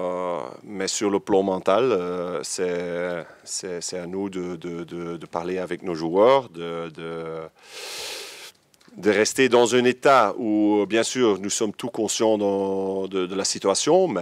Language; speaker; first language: French; non-native, local second language; Dutch